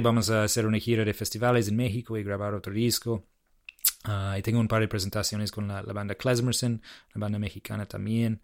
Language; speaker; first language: Spanish; non-native, fluent; English